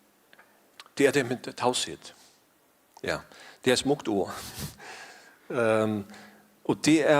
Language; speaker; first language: Danish; non-native, fluent; Faroese